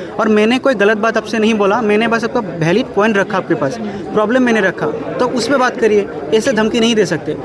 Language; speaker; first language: Hindi; non-native, local second language; Assamese